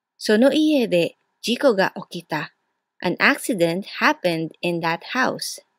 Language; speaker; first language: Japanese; non-native, fluent; Burmese